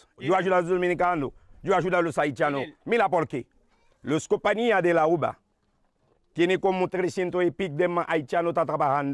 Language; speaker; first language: Spanish; non-native, learner; Haitian Creole